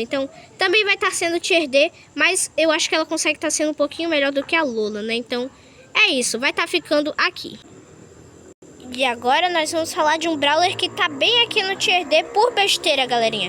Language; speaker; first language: Portuguese; native; Portuguese